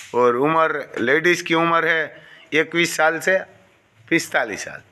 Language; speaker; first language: Hindi; non-native, local second language; Gujarati